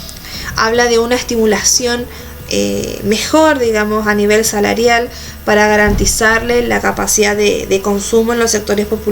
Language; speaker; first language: Spanish; native; Spanish